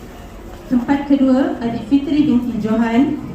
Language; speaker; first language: Malay; native; Malay